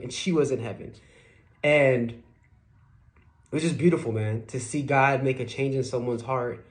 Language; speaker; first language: English; native; English